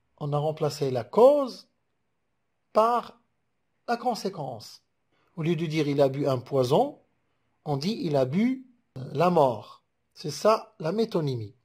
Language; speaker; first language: French; non-native, local second language; Arabic